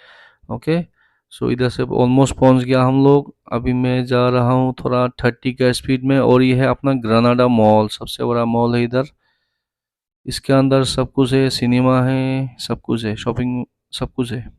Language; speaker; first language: Hindi; non-native, local second language; Assamese